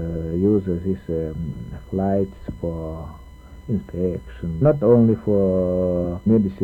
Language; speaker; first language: English; non-native, learner; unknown